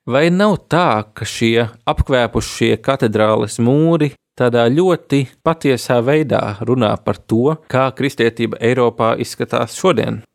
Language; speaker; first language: Latvian; native; Latvian